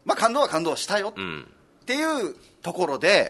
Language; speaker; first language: Japanese; native; Japanese